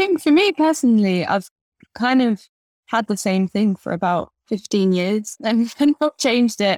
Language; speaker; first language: English; native; English